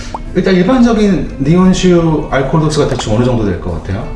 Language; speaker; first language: Korean; native; Korean